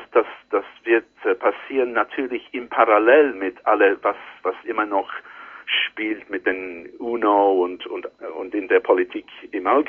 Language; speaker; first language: German; non-native, learner; English